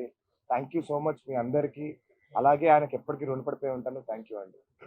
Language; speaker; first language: Telugu; native; Telugu